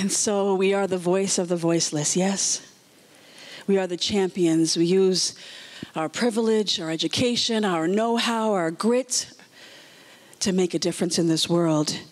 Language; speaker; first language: English; native; English